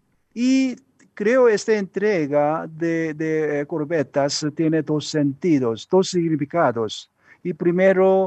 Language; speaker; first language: Spanish; non-native, learner; Korean